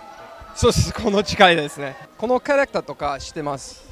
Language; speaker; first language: Japanese; non-native, learner; English